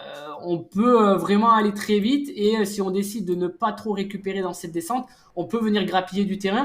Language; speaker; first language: French; native; French